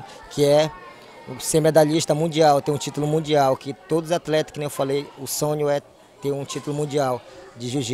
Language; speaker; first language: Portuguese; native; Portuguese